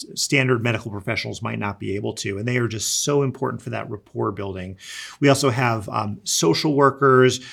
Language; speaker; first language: English; native; English